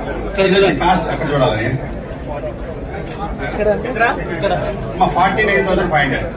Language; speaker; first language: Telugu; native; Telugu